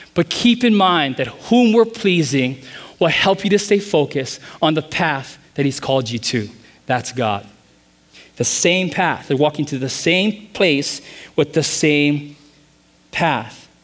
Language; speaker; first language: English; native; English